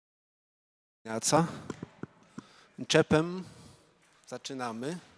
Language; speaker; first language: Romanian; non-native, fluent; Polish